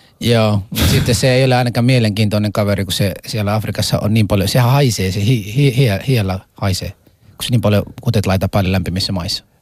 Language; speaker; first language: Finnish; non-native, fluent; Somali